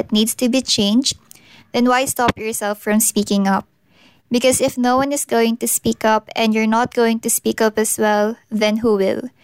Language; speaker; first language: English; non-native, local second language; Filipino